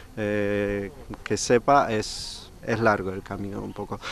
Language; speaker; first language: Spanish; non-native, fluent; Polish